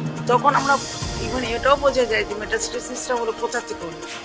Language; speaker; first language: Bangla; native; Bangla